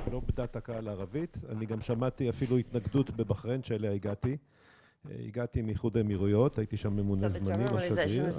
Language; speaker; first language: Hebrew; native; Hebrew